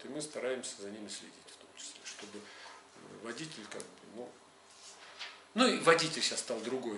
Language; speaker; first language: Russian; native; Russian